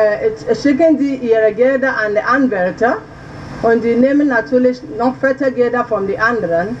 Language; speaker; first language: German; non-native, fluent; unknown